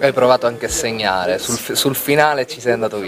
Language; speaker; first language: Italian; native; Italian